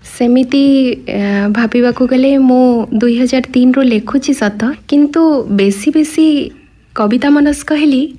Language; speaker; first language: Odia; native; Odia